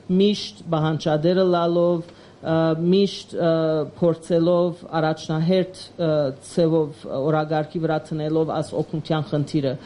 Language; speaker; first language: Armenian; early bilingual, heritage; Armenian